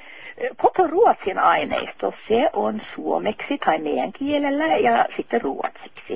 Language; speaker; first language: Finnish; non-native, fluent; Norwegian